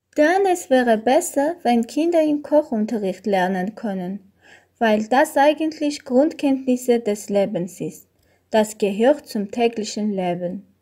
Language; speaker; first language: German; non-native, learner; Armenian